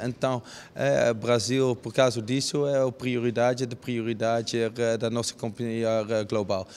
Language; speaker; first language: Portuguese; non-native, learner; Dutch